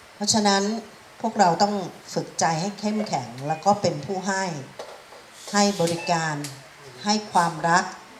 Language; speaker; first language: Thai; native; Thai